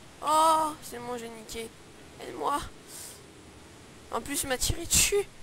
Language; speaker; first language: French; native; French